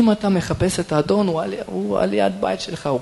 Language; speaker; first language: Hebrew; non-native, fluent; Russian